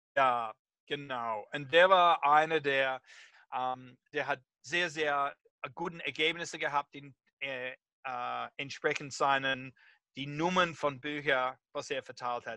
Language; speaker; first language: German; non-native, fluent; English